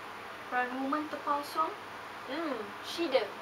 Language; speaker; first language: Chinese; non-native, learner; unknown